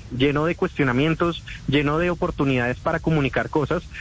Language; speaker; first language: Spanish; native; Spanish